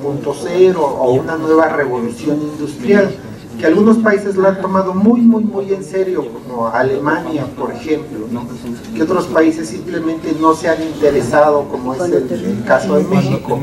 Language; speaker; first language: Spanish; native; Spanish